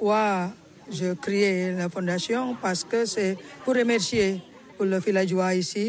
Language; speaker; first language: French; non-native, learner; Indonesian